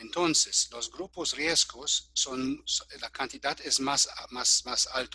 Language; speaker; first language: Spanish; non-native, fluent; German